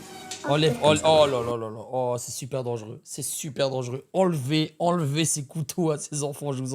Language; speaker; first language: French; native; French